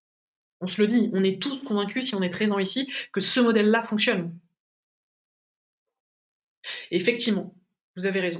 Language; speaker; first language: French; native; French